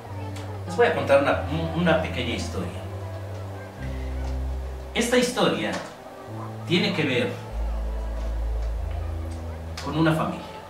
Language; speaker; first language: Spanish; native; Spanish